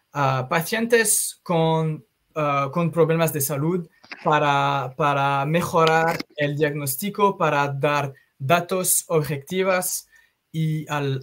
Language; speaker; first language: Spanish; non-native, fluent; French